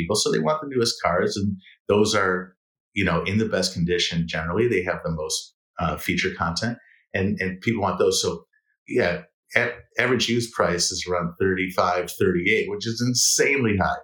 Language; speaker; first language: English; native; English